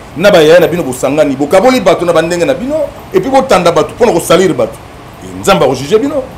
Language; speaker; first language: Lingala; native; Lingala